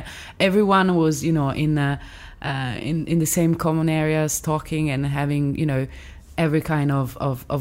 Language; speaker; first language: English; non-native, fluent; Italian